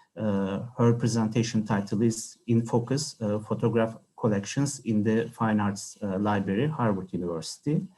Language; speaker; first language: English; non-native, fluent; Turkish